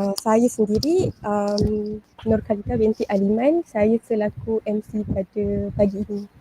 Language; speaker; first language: Malay; native; Malay